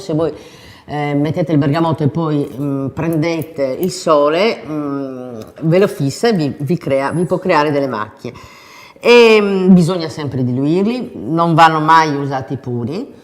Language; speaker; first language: Italian; native; Italian